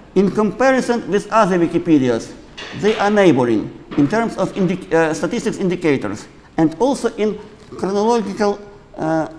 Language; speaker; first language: English; non-native, fluent; Ukrainian